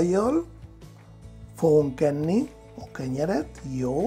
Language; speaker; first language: Hungarian; non-native, fluent; Spanish